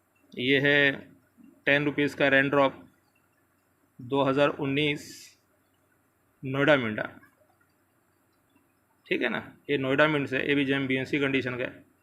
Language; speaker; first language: Hindi; native; Hindi